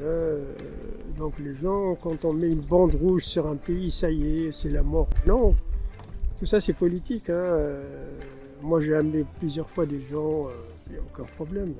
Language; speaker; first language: French; non-native, local second language; Tamasheq